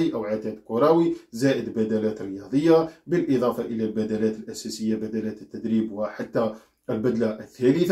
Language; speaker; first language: Arabic; native; Arabic